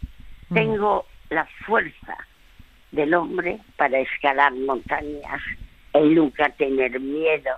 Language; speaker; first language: Spanish; non-native, fluent; French